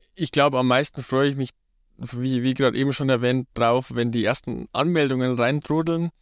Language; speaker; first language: German; native; German